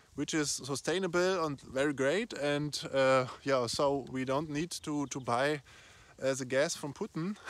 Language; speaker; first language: English; non-native, fluent; German